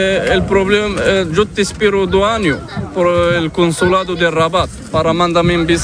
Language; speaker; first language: Spanish; non-native, learner; Arabic